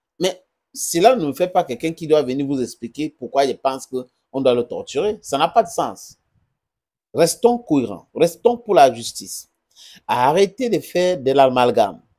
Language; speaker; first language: French; non-native, local second language; English